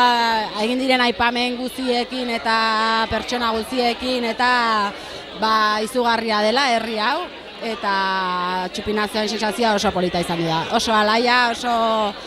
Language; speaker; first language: Basque; native; Basque